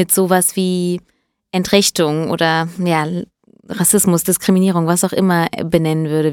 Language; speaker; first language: German; early bilingual, other home language; Italian